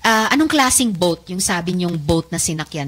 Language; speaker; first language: Filipino; native; Filipino